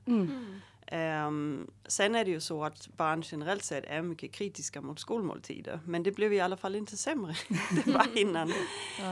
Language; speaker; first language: Swedish; native; Swedish